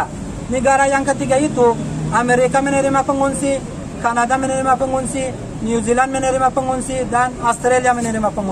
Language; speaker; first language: Indonesian; non-native, fluent; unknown